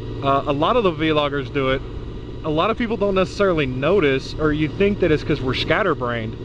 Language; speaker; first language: English; native; English